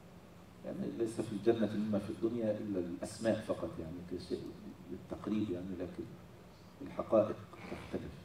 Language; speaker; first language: Arabic; native; Arabic